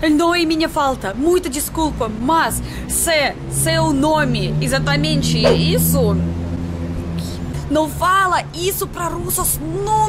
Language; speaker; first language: Portuguese; non-native, fluent; Russian